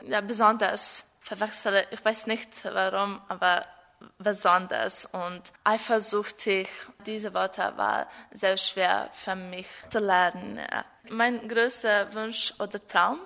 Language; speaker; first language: German; non-native, learner; Serbian